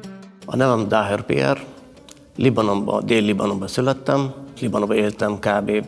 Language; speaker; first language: Hungarian; non-native, fluent; Arabic